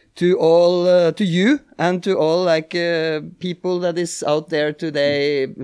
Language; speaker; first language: English; non-native, fluent; Norwegian